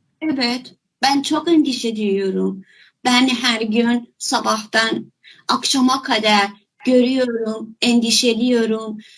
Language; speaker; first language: Turkish; non-native, fluent; Persian